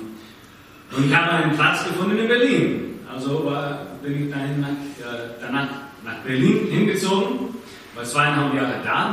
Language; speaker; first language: German; non-native, fluent; English